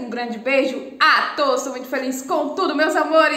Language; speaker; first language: Portuguese; native; Portuguese